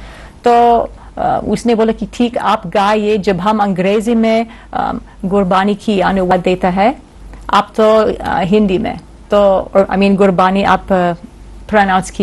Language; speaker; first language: Hindi; non-native, learner; English